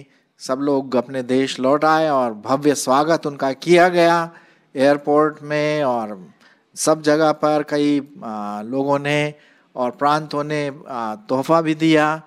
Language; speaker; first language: Hindi; non-native, local second language; Marathi